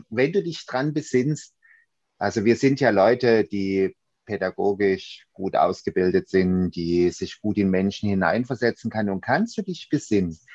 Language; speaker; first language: German; native; German